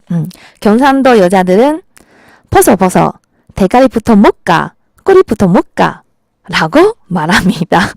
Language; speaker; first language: Korean; non-native, fluent; Chinese